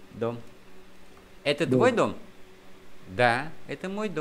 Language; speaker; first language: Russian; non-native, fluent; Vietnamese